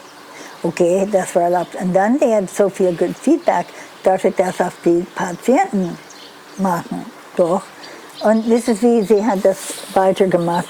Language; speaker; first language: German; non-native, learner; English